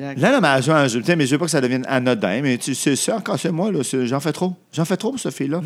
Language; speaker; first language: French; native; French